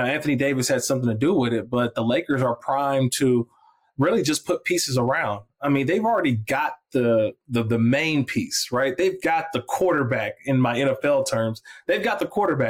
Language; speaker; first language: English; native; English